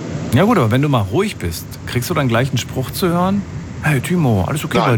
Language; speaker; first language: German; native; German